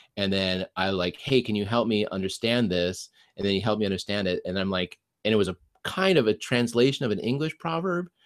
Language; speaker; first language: English; native; English